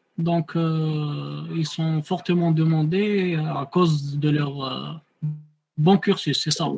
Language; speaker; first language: French; non-native, local second language; Arabic